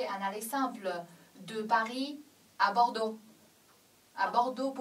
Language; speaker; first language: French; non-native, learner; Chinese